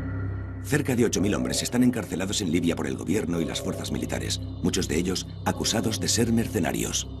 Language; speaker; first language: Spanish; native; Spanish